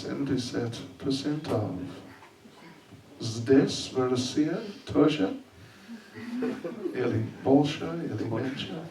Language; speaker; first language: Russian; non-native, learner; English